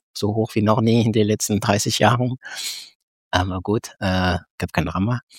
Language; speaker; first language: German; non-native, fluent; French